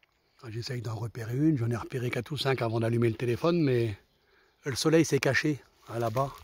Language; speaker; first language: French; native; French